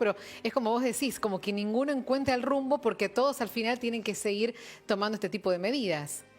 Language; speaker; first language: Spanish; native; Spanish